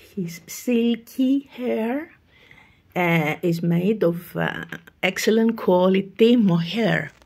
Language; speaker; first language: English; non-native, fluent; Greek